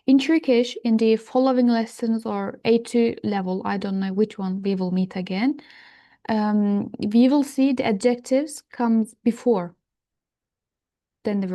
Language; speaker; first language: English; non-native, fluent; Turkish